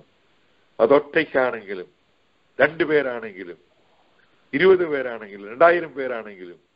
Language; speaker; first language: Malayalam; native; Malayalam